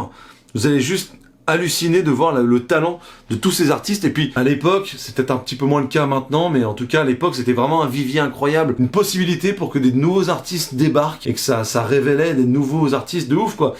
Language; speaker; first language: French; native; French